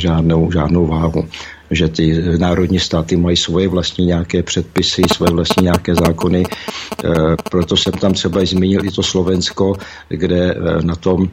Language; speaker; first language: Czech; native; Czech